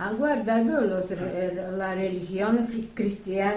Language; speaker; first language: Spanish; non-native, fluent; Armenian